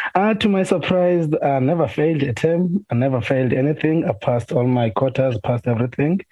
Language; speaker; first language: English; non-native, local second language; Xhosa